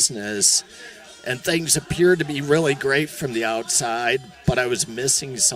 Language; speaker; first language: English; native; English